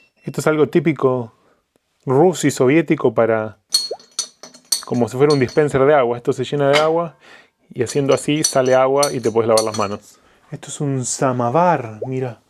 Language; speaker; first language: Spanish; native; Spanish